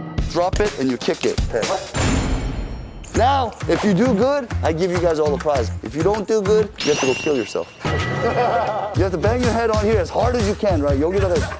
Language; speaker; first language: English; early bilingual, other home language; Korean